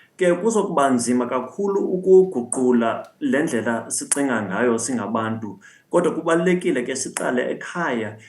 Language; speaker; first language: Xhosa; non-native, local second language; English